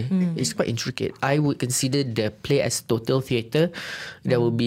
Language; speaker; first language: English; non-native, local second language; Malay